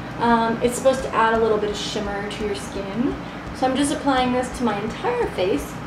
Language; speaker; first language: English; native; English